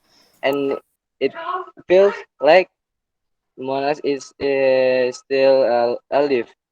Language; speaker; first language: English; non-native, learner; Indonesian